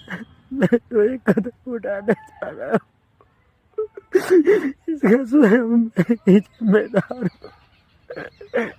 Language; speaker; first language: Hindi; native; Hindi